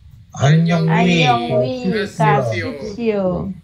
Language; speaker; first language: Korean; non-native, learner; Indonesian